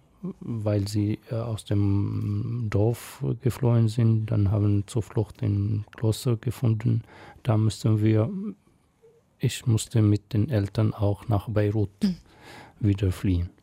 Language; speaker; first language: German; non-native, fluent; Arabic